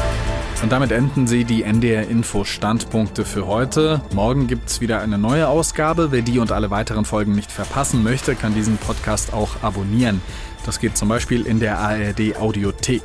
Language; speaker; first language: German; native; German